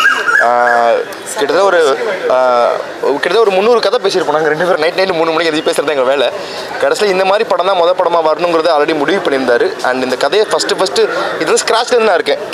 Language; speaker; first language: Tamil; native; Tamil